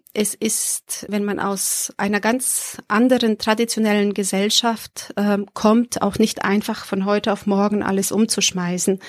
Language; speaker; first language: German; early bilingual, other home language; Serbian